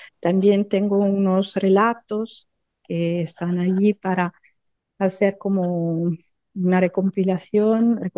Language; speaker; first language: Spanish; non-native, fluent; Italian